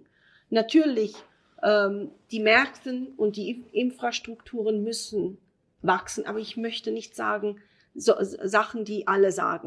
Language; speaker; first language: German; non-native, fluent; Italian